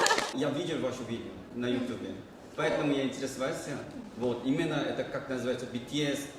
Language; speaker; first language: Russian; non-native, fluent; Korean